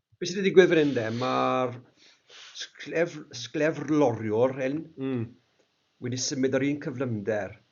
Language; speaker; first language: Welsh; native; Welsh